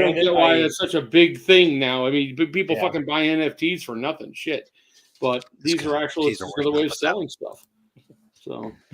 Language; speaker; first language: English; native; English